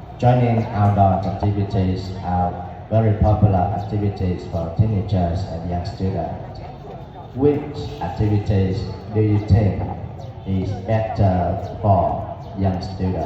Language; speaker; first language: English; non-native, learner; Vietnamese